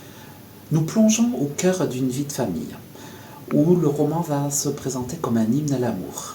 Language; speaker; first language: French; native; French